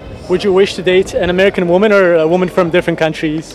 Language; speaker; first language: English; non-native, fluent; Turkish